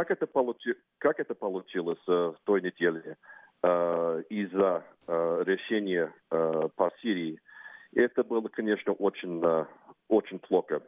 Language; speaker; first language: Russian; non-native, fluent; English